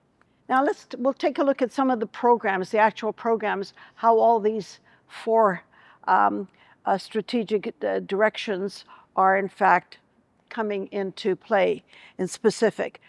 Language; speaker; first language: English; early bilingual, other home language; Ukrainian